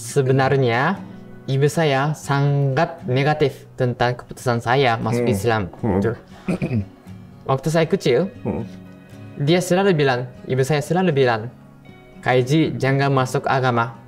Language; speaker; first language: Indonesian; non-native, fluent; Japanese